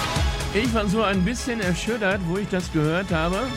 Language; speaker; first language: German; native; German